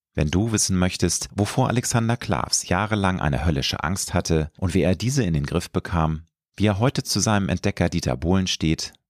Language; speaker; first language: German; native; German